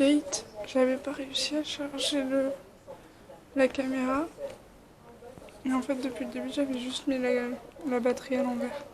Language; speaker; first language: French; native; French